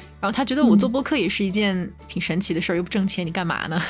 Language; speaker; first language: Chinese; native; Chinese